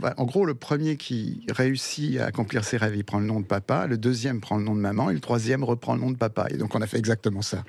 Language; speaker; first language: French; early bilingual, other home language; Spanish